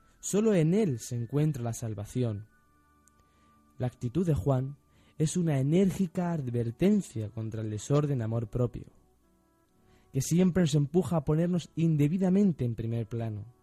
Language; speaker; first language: Spanish; native; Spanish